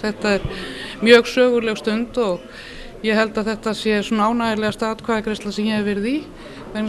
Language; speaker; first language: Icelandic; native; Icelandic